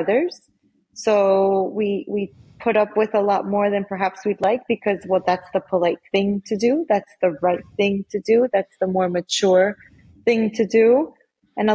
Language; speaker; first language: English; early bilingual, other home language; Spanish